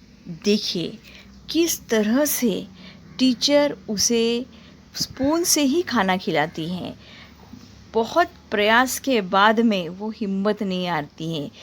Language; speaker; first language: Hindi; native; Hindi